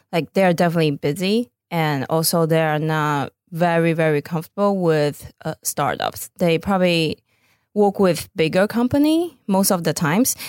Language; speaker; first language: English; non-native, fluent; Chinese